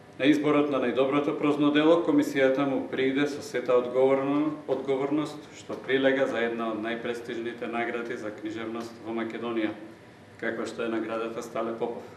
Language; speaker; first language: Macedonian; native; Macedonian